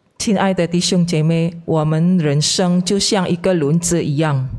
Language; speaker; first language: Chinese; non-native, fluent; Indonesian